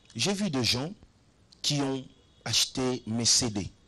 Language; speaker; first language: French; non-native, local second language; Lingala